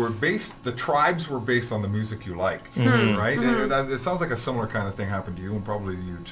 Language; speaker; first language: English; native; English